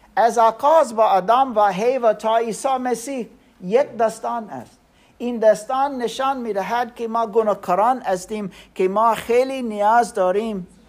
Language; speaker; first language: Persian; non-native, learner; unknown